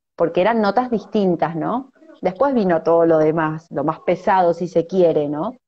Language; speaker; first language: Spanish; native; Spanish